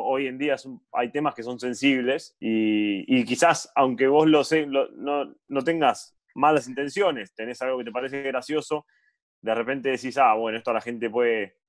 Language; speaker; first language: Spanish; native; Spanish